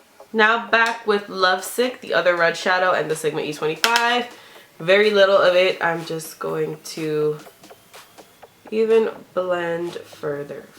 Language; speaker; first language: English; native; English